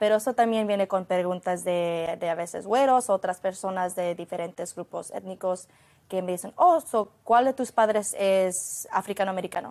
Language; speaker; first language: Spanish; early bilingual, heritage; Spanish